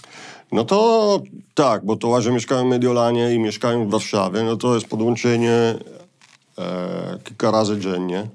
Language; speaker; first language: Polish; non-native, fluent; Italian